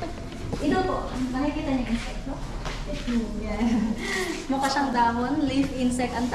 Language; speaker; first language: Filipino; native; Filipino